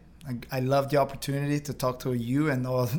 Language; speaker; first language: English; non-native, fluent; Portuguese